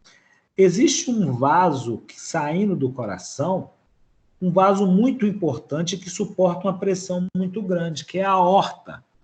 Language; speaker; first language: Portuguese; native; Portuguese